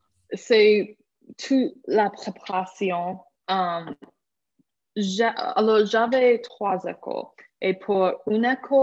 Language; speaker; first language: French; non-native, fluent; English